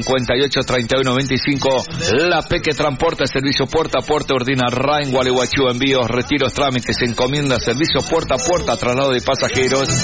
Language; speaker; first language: Spanish; native; Spanish